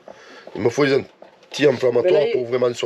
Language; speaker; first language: French; native; French